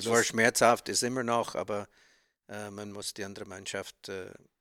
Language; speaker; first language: German; non-native, learner; English